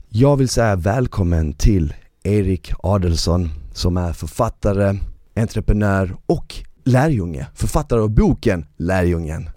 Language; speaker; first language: Swedish; early bilingual, other home language; Bosnian